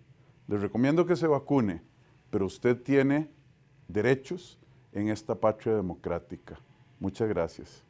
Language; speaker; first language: Spanish; native; Spanish